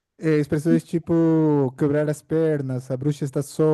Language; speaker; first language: Portuguese; non-native, fluent; Spanish